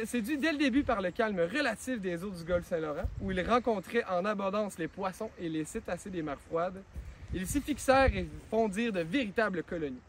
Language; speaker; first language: French; native; French